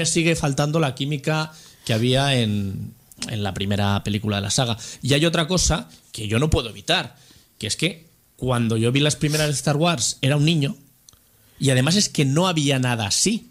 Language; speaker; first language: Spanish; native; Spanish